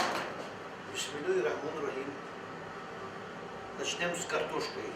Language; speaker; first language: Russian; non-native, fluent; Tajik